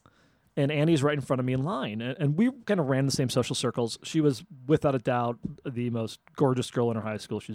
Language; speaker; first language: English; native; English